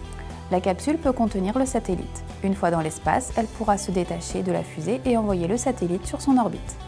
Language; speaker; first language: French; native; French